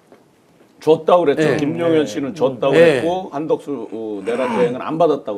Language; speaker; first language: Korean; native; Korean